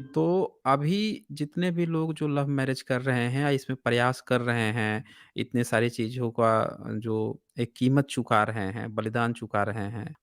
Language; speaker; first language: Hindi; native; Hindi